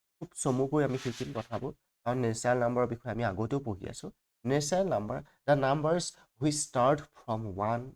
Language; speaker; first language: Assamese; native; Assamese